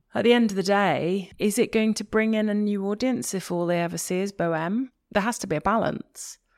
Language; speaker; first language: English; native; English